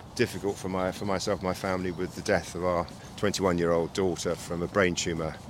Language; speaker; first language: English; native; English